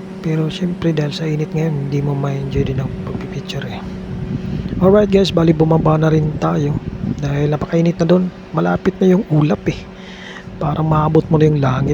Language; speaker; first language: Filipino; native; Filipino